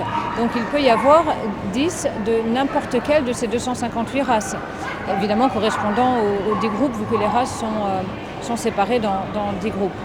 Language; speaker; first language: French; native; French